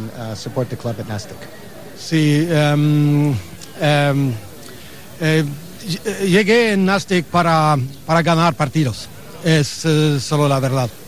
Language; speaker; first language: Spanish; non-native, learner; English